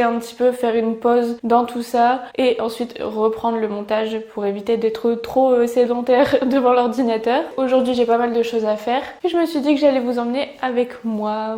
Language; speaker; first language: French; native; French